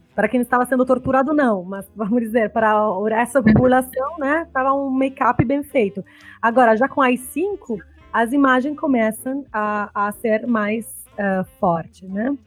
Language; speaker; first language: Portuguese; non-native, fluent; Italian